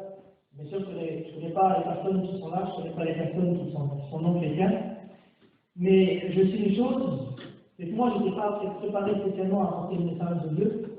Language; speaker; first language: French; native; French